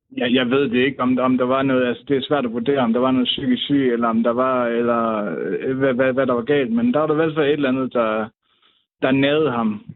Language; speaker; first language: Danish; native; Danish